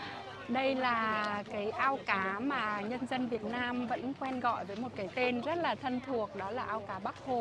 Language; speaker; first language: Vietnamese; native; Vietnamese